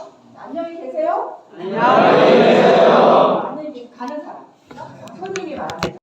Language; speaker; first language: Korean; non-native, learner; Burmese